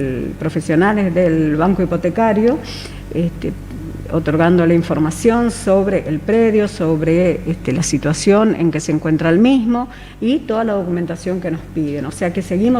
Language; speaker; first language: Spanish; native; Spanish